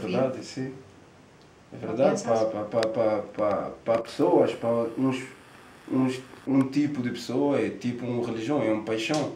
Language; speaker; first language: Portuguese; non-native, learner; French